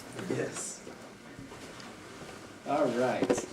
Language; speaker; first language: English; native; English